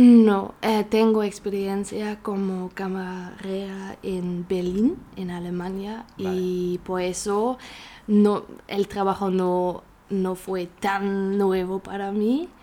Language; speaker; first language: Spanish; non-native, learner; German